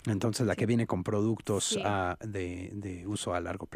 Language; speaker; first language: Spanish; native; Spanish